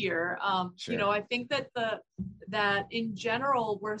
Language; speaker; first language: English; native; English